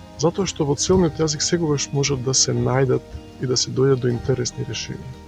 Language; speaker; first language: Macedonian; native; Macedonian